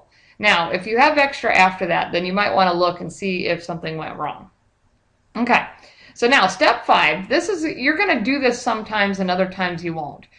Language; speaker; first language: English; native; English